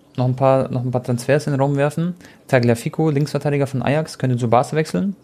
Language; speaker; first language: German; early bilingual, other home language; Croatian